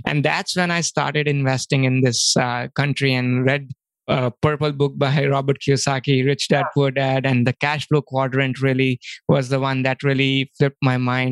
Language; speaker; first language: English; non-native, local second language; Hindi